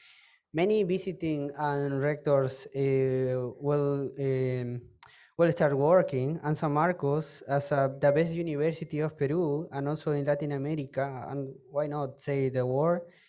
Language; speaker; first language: English; non-native, fluent; Spanish